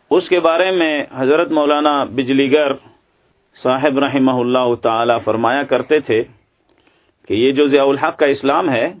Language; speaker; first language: Urdu; non-native, local second language; Pashto